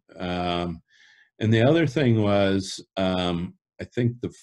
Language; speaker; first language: English; native; English